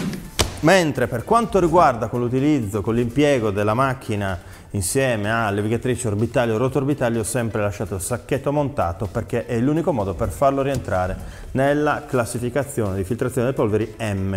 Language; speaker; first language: Italian; native; Italian